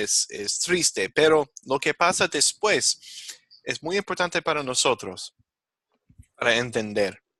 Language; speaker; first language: Spanish; non-native, fluent; English